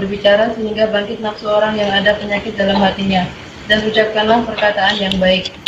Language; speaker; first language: Indonesian; native; Indonesian